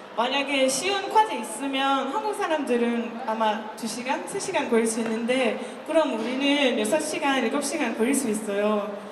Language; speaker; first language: Korean; non-native, learner; French